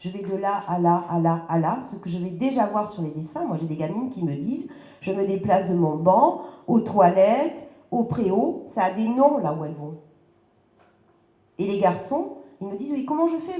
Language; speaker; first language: French; native; French